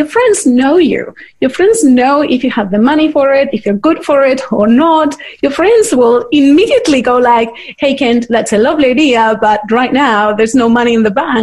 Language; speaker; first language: English; non-native, fluent; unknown